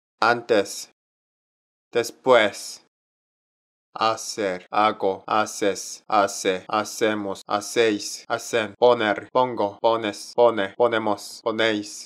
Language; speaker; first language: Spanish; non-native, learner; Korean